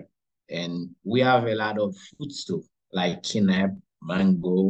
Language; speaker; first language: English; non-native, learner; Haitian Creole